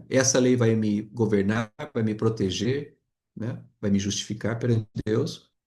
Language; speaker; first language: Portuguese; native; Portuguese